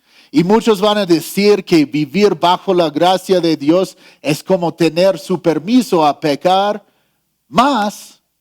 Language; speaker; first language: Spanish; non-native, fluent; English